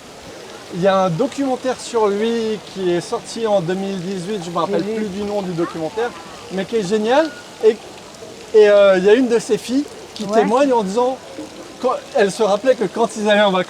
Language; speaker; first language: French; native; French